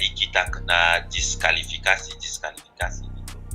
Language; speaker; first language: Indonesian; non-native, fluent; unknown